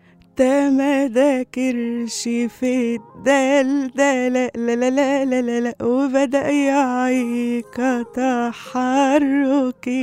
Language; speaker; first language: Arabic; native; Arabic